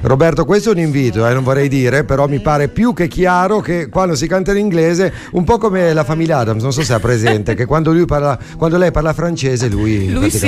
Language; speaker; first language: Italian; native; Italian